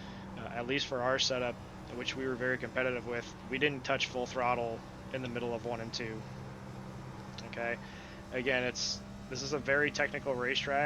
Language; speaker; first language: English; native; English